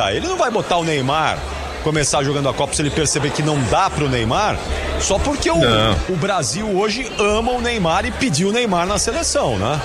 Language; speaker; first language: Portuguese; native; Portuguese